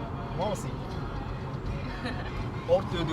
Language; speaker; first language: French; non-native, learner; Japanese